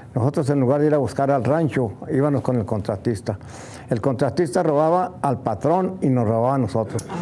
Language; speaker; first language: Spanish; native; Spanish